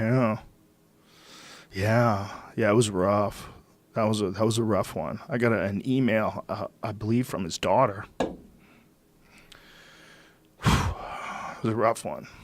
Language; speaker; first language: English; native; English